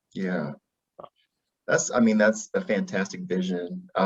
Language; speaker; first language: English; native; English